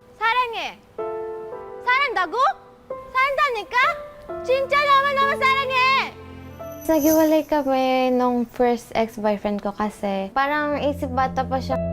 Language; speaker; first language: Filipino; non-native, local second language; Cebuano